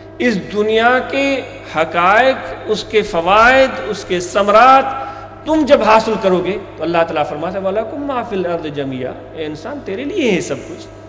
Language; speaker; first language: Urdu; non-native, local second language; Sindhi